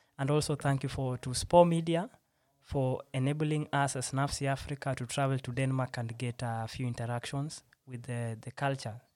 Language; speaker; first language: English; non-native, local second language; Swahili